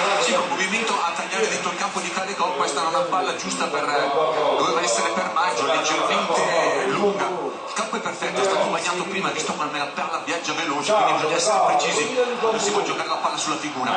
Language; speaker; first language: Italian; native; Italian